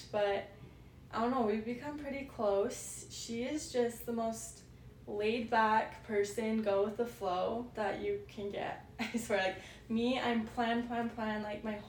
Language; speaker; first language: English; native; English